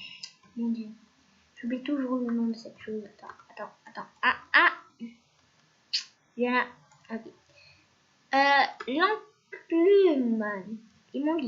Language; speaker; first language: French; non-native, fluent; Spanish